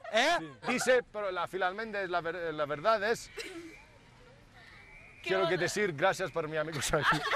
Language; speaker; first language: Spanish; non-native, learner; Greek